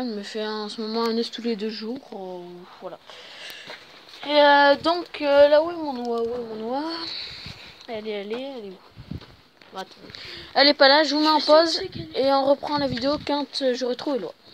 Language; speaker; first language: French; native; French